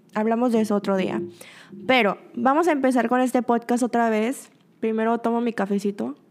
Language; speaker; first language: Spanish; early bilingual, other home language; Korean